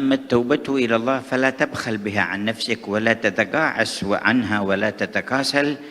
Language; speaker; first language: Arabic; native; Arabic